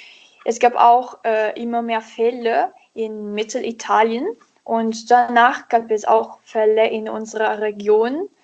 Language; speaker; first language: German; non-native, learner; Italian